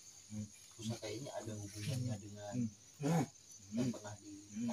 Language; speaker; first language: Indonesian; native; Indonesian